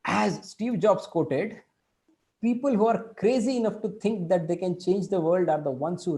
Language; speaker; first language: English; non-native, local second language; Kannada